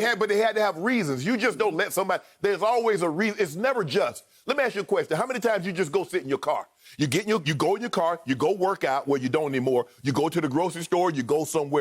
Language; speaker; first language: English; native; English